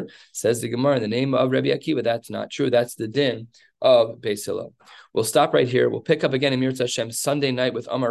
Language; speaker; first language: English; native; English